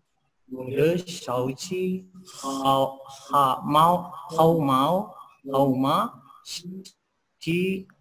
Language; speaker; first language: Chinese; non-native, learner; Indonesian